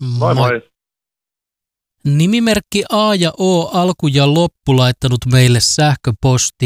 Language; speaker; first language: Finnish; native; Finnish